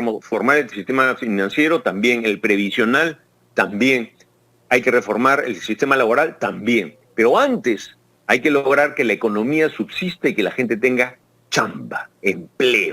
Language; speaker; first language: Spanish; native; Spanish